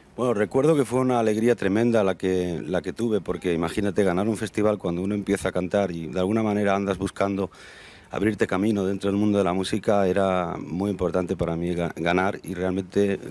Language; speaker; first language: Spanish; native; Spanish